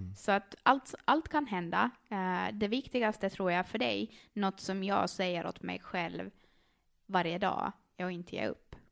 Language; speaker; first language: Swedish; native; Swedish